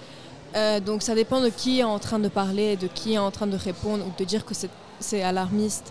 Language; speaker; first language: French; non-native, local second language; Arabic